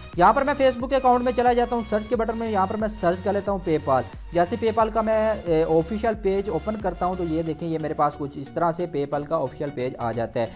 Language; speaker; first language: Urdu; native; Urdu